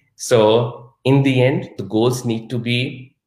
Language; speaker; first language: English; non-native, local second language; Urdu